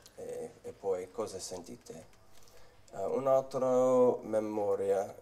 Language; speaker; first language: Italian; non-native, learner; English